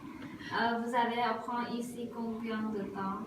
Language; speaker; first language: French; non-native, learner; Chinese